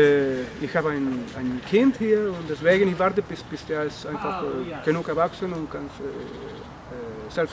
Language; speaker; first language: German; non-native, learner; Spanish